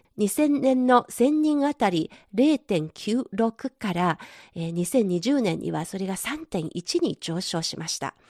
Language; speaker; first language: Japanese; non-native, fluent; Chinese